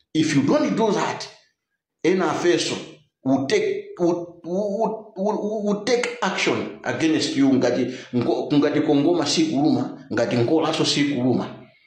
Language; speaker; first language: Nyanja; native; Nyanja